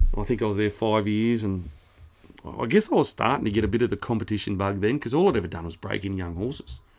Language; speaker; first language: English; native; English